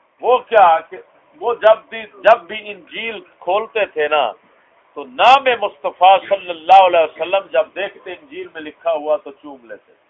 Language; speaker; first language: Urdu; non-native, local second language; Punjabi